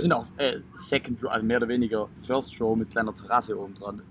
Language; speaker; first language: German; native; German